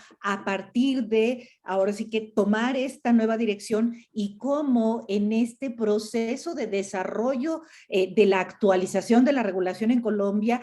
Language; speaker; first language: Spanish; native; Spanish